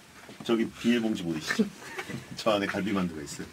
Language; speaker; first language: Korean; native; Korean